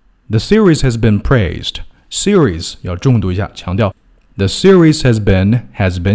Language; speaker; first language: English; non-native, fluent; Chinese